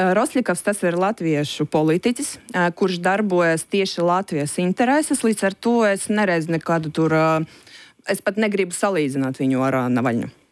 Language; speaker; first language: Latvian; non-native, local second language; Russian